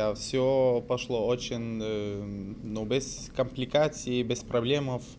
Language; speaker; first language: Russian; non-native, learner; German